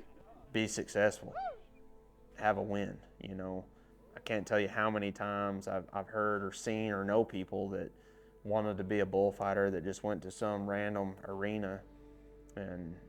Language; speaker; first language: English; native; English